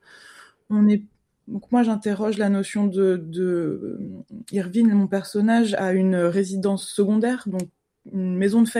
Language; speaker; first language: French; native; French